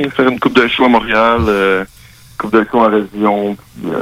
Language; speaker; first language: French; native; French